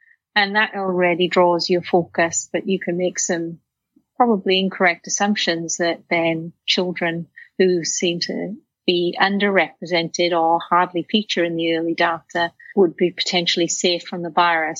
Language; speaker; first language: English; native; English